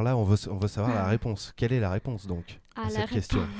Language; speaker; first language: French; native; French